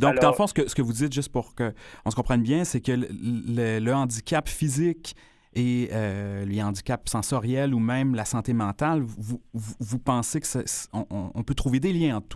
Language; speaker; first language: French; native; French